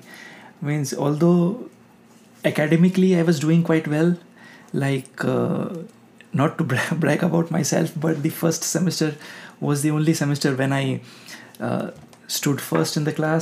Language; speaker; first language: English; non-native, local second language; Hindi